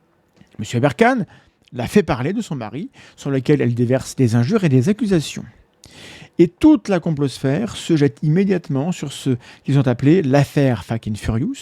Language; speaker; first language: French; native; French